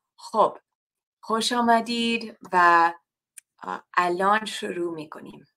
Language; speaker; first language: Persian; non-native, learner; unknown